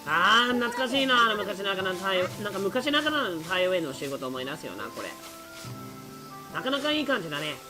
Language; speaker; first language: Japanese; native; Japanese